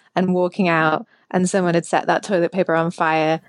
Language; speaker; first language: English; native; English